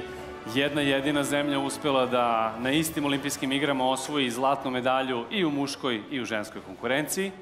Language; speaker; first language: Serbian; native; Serbian